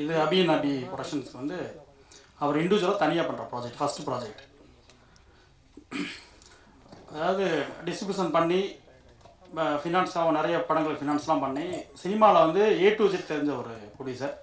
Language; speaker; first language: Tamil; native; Tamil